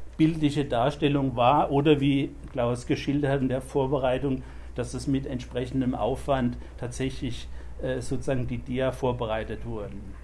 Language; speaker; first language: German; native; German